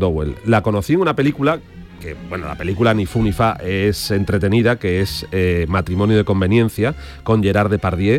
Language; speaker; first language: Spanish; native; Spanish